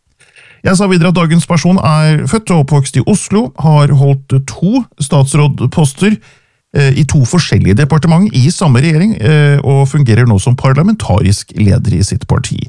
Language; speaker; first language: Norwegian; native; Norwegian